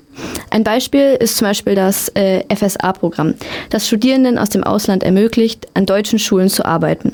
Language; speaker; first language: German; native; German